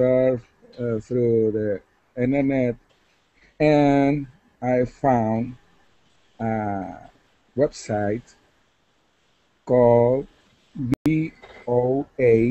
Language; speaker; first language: English; non-native, learner; Spanish